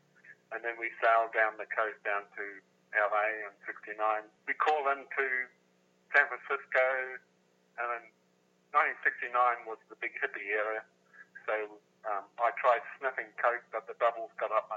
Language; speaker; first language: English; native; English